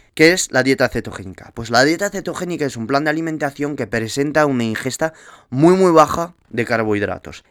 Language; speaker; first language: Spanish; early bilingual, heritage; Spanish